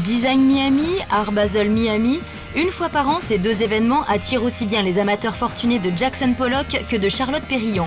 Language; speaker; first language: French; native; French